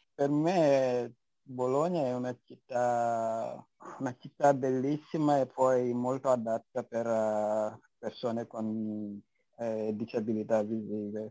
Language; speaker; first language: Italian; non-native, fluent; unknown